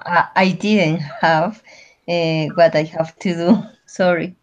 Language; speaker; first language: English; non-native, learner; Spanish